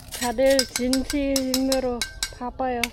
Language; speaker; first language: Korean; non-native, fluent; Khmer